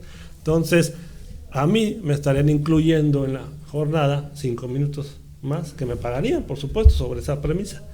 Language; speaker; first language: Spanish; native; Spanish